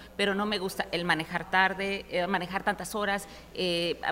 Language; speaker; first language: Spanish; early bilingual, heritage; Spanish